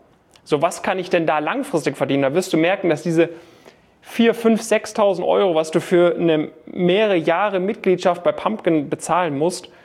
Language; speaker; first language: German; native; German